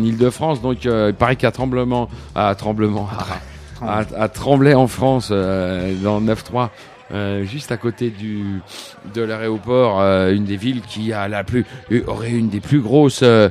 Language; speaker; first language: French; native; French